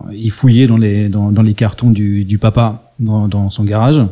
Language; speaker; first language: French; early bilingual, other home language; English